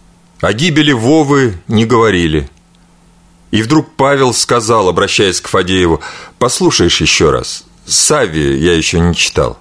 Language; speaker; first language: Russian; native; Russian